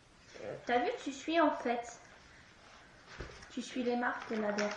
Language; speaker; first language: French; native; French